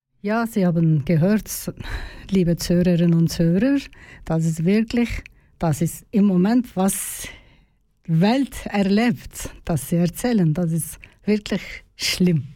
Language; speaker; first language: German; non-native, learner; Turkish